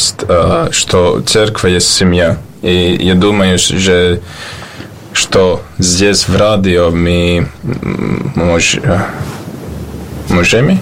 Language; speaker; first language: Russian; non-native, learner; Latvian